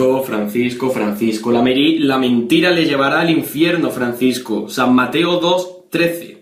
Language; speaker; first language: Spanish; native; Spanish